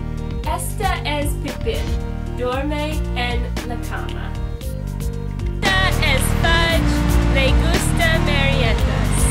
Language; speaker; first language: Spanish; non-native, learner; English